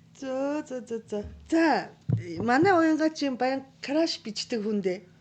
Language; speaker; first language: Mongolian; non-native, fluent; Japanese